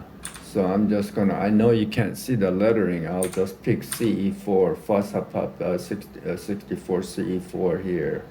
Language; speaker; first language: English; native; English